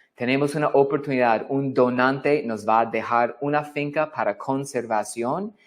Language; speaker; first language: Spanish; non-native, fluent; English